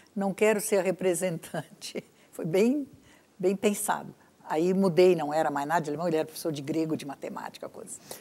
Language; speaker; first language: Portuguese; native; Portuguese